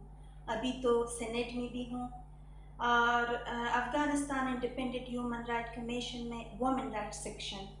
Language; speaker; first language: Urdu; non-native, learner; Persian